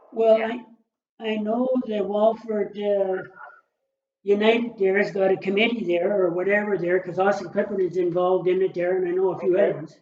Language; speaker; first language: English; native; English